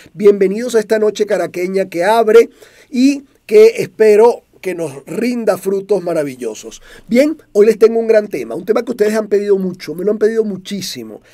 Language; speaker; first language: Spanish; native; Spanish